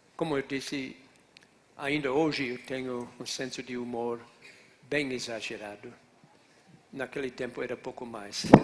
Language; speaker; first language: Portuguese; non-native, fluent; English